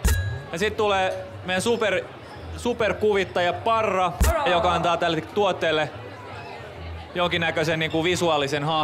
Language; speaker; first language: Finnish; native; Finnish